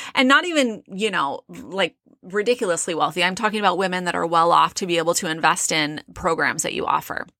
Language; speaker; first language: English; native; English